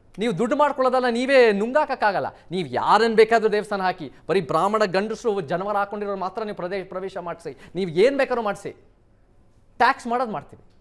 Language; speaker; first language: Kannada; early bilingual, heritage; Kannada